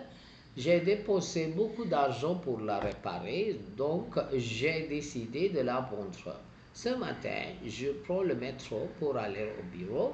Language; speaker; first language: French; non-native, fluent; Tamil